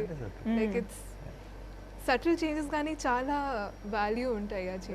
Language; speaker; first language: Telugu; non-native, fluent; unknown